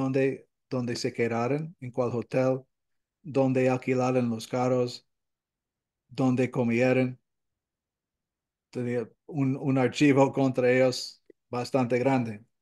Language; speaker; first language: Spanish; non-native, fluent; English